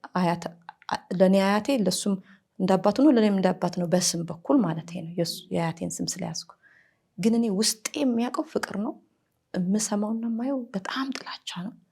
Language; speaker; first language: Amharic; native; Amharic